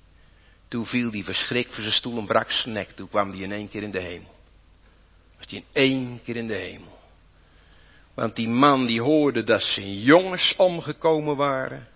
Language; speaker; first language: Dutch; native; Dutch